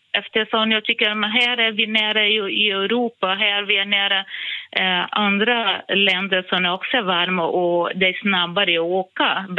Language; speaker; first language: Swedish; non-native, fluent; Portuguese